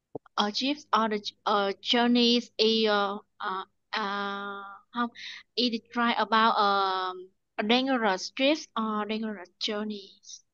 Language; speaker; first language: English; non-native, learner; Vietnamese